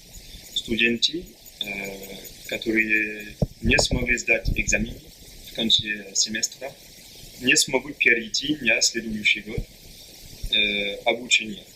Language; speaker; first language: Russian; non-native, learner; French